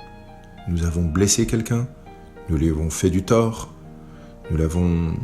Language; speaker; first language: French; native; French